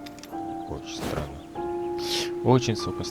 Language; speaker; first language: Russian; native; Russian